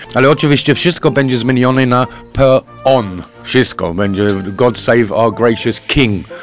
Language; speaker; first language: Polish; non-native, fluent; English